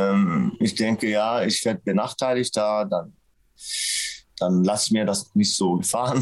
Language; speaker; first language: German; non-native, fluent; Arabic